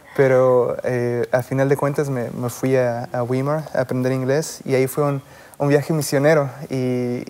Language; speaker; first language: Spanish; native; Spanish